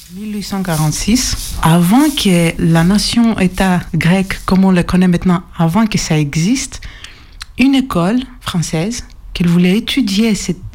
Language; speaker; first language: French; non-native, fluent; Greek